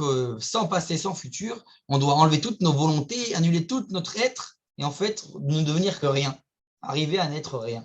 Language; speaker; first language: French; native; French